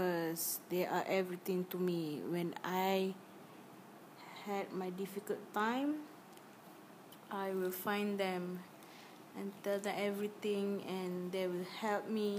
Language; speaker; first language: English; non-native, learner; Malay